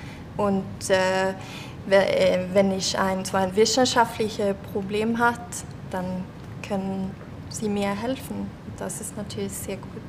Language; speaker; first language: German; non-native, learner; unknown